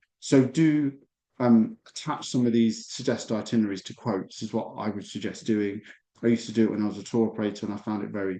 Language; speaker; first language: English; native; English